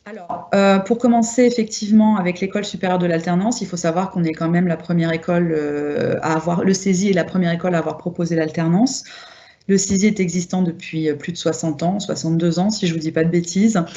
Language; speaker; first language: French; native; French